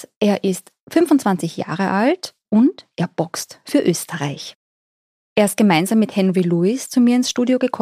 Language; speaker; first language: German; native; German